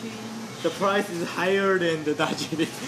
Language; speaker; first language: English; non-native, learner; Chinese